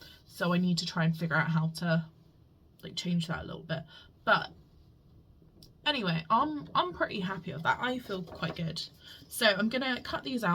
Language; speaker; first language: English; native; English